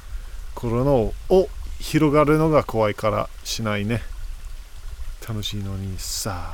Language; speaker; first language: Japanese; non-native, fluent; English